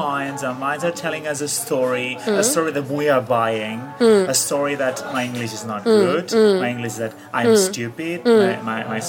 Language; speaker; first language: English; non-native, fluent; Catalan